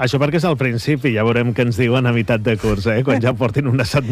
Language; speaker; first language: Catalan; native; Catalan